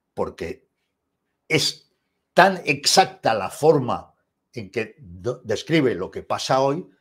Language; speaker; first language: Spanish; native; Spanish